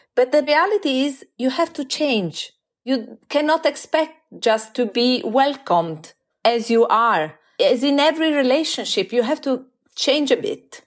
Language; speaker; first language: English; non-native, fluent; Italian